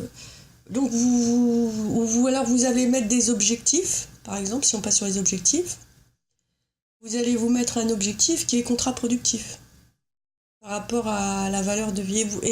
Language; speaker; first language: French; native; French